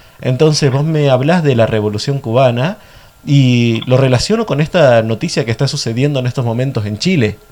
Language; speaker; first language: Spanish; native; Spanish